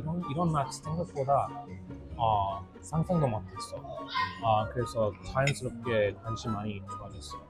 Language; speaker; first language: Korean; non-native, fluent; English